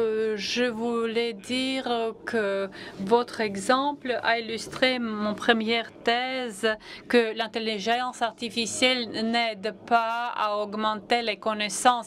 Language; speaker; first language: French; non-native, fluent; Latvian